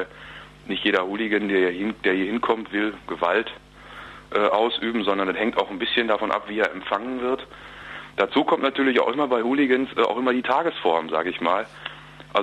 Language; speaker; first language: German; native; German